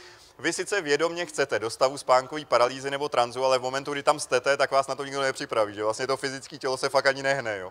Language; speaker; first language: Czech; native; Czech